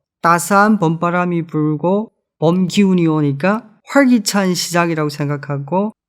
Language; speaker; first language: Korean; non-native, fluent; Chinese